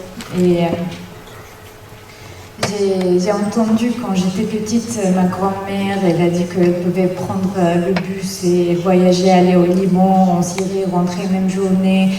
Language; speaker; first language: French; non-native, fluent; Arabic